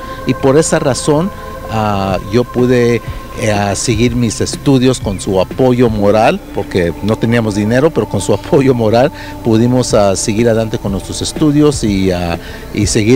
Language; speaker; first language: Spanish; early bilingual, heritage; Spanish